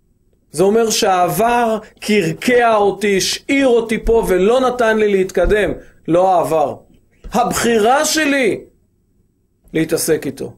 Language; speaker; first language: Hebrew; native; Hebrew